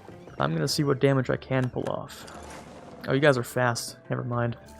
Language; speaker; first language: English; native; English